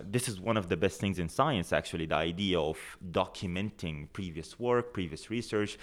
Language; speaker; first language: English; non-native, fluent; Arabic